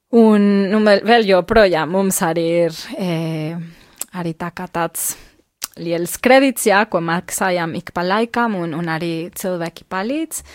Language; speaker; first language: Latvian; non-native, fluent; Spanish